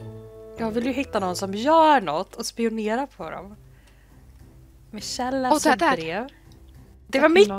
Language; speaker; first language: Swedish; native; Swedish